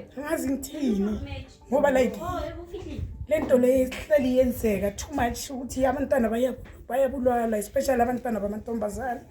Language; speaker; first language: Zulu; non-native, local second language; Tswana